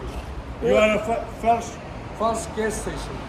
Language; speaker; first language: English; non-native, learner; German